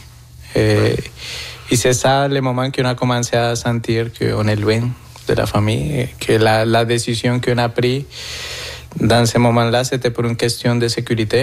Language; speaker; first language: French; non-native, fluent; Spanish